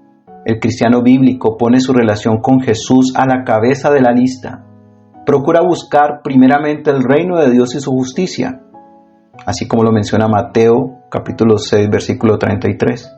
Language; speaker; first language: Spanish; native; Spanish